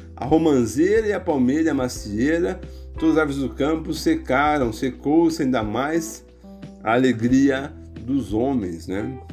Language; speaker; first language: Portuguese; native; Portuguese